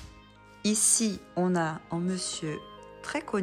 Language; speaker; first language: French; native; French